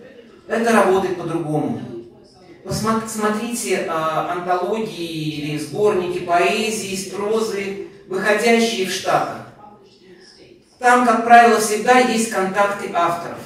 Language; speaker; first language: Russian; non-native, local second language; Uzbek